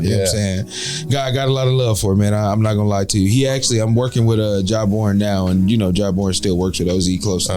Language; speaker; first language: English; native; English